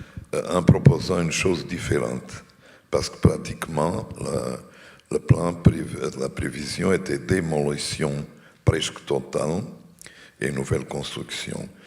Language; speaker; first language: French; non-native, fluent; Portuguese